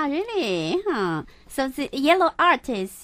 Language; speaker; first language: English; non-native, local second language; Chinese